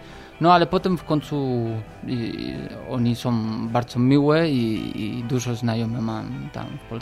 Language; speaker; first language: Polish; non-native, learner; Spanish